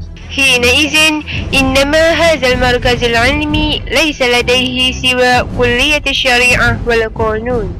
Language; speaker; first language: Arabic; non-native, learner; Malay